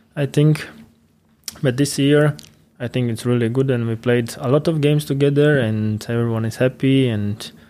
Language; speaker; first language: English; non-native, fluent; Latvian